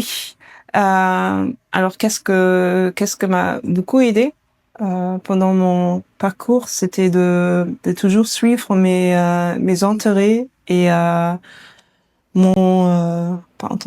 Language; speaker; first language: French; non-native, learner; German